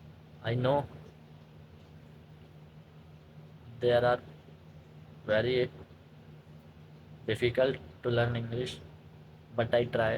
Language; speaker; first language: English; non-native, learner; Hindi